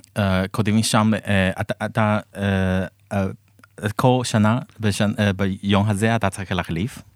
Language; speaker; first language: Hebrew; non-native, fluent; Chinese